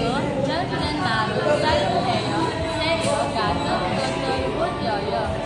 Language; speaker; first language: Korean; non-native, learner; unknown